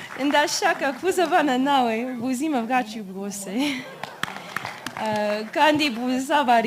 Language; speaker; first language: Kinyarwanda; non-native, learner; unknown